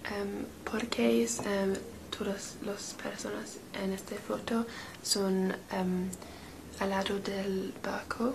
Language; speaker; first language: Spanish; non-native, learner; English